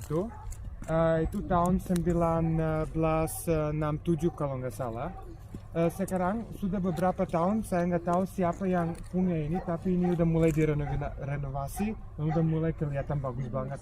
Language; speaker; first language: Indonesian; non-native, fluent; Serbian